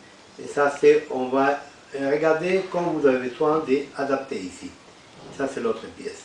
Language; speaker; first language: French; non-native, fluent; Spanish